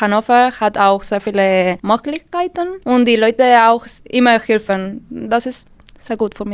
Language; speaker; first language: German; non-native, learner; Spanish